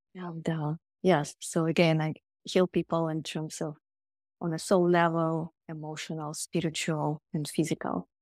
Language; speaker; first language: English; non-native, fluent; Russian